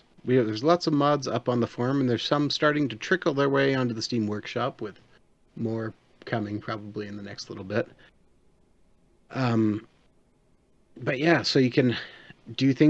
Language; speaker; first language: English; native; English